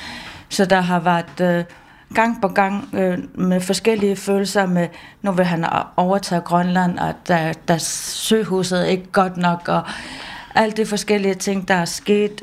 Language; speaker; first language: Danish; non-native, local second language; Kalaallisut